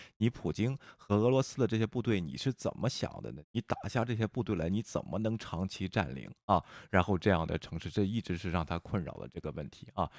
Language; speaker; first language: Chinese; native; Chinese